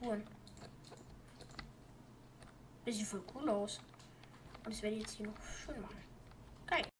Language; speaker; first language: German; native; German